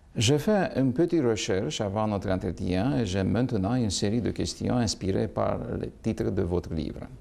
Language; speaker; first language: French; non-native, fluent; Romanian